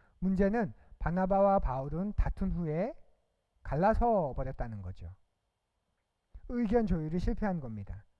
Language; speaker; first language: Korean; native; Korean